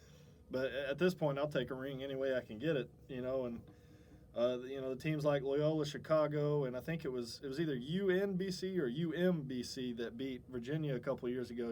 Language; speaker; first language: English; native; English